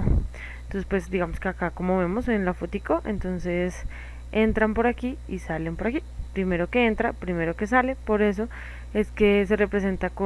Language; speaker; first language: Spanish; native; Spanish